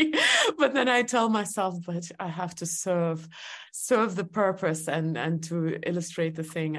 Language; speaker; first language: English; non-native, fluent; Estonian